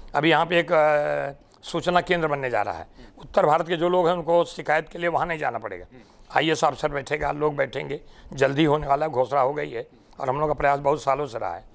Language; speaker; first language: Hindi; non-native, local second language; Marathi